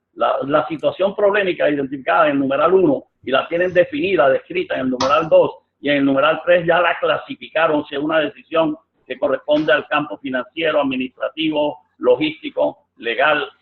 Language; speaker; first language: Spanish; native; Spanish